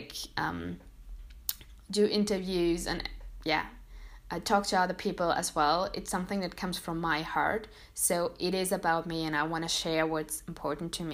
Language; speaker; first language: English; non-native, fluent; German